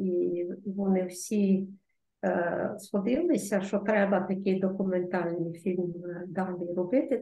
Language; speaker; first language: Ukrainian; early bilingual, heritage; Ukrainian